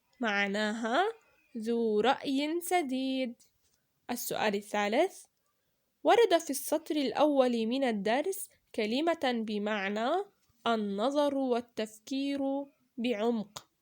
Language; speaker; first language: Arabic; native; Arabic